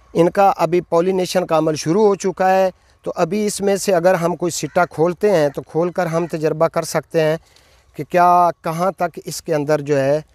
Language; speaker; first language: Urdu; non-native, local second language; Punjabi